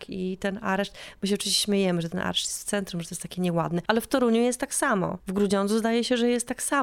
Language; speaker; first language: Polish; native; Polish